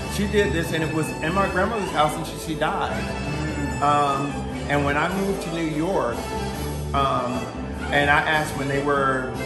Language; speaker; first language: English; native; English